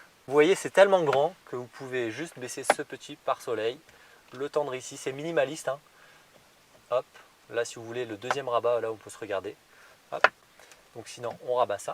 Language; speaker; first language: French; native; French